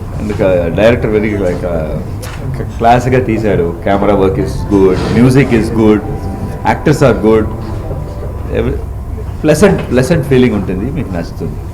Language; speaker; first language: Telugu; non-native, learner; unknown